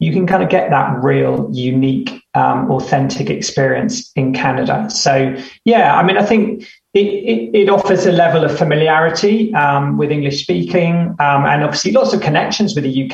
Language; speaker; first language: English; native; English